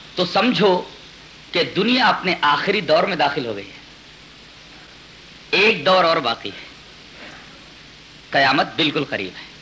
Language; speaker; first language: Urdu; native; Urdu